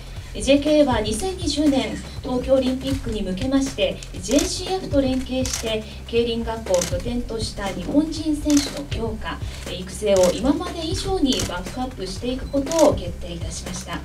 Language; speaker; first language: Japanese; native; Japanese